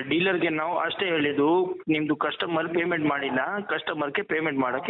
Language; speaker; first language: Kannada; non-native, fluent; Hindi